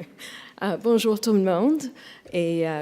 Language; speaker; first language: French; non-native, local second language; English